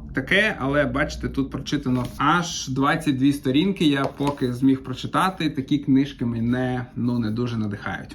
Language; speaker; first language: Ukrainian; non-native, local second language; Russian